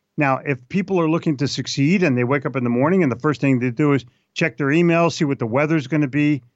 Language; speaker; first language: English; native; English